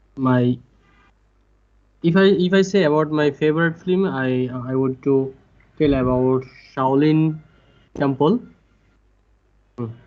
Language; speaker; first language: English; non-native, learner; Bangla